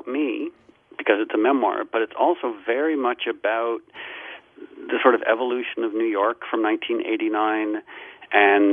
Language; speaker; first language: English; native; English